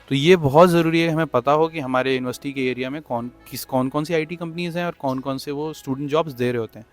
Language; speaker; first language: Hindi; native; Hindi